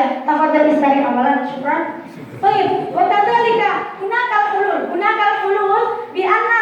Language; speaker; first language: Arabic; non-native, learner; Indonesian